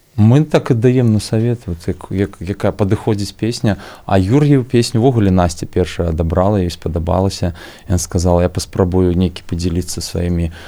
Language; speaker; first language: Belarusian; non-native, local second language; Russian